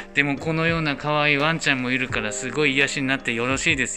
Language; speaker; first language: Japanese; native; Japanese